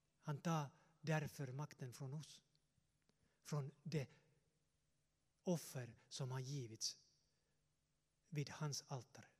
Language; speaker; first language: Swedish; non-native, fluent; Finnish